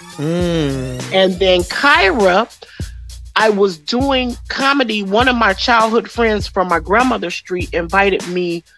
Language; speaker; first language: English; native; English